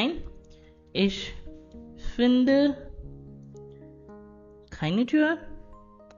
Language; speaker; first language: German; non-native, fluent; Hindi